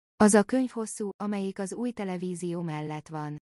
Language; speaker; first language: Hungarian; non-native, learner; Persian